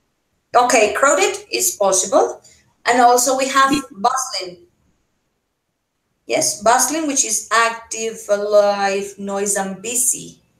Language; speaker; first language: English; non-native, fluent; Spanish